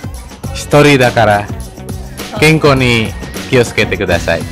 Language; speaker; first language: Japanese; non-native, learner; Indonesian